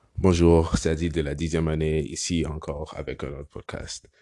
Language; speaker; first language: French; non-native, learner; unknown